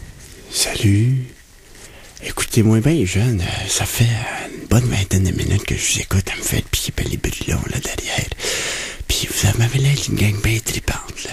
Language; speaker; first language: French; native; French